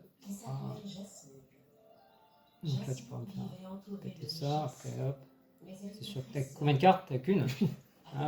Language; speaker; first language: French; native; French